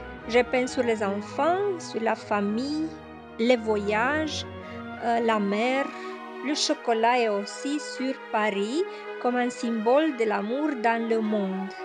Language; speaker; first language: French; non-native, fluent; Romanian